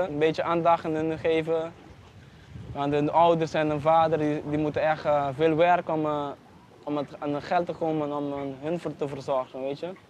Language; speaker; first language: Dutch; non-native, local second language; Papiamento